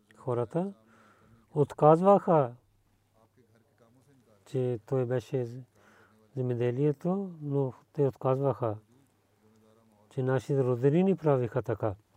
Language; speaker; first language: Bulgarian; non-native, learner; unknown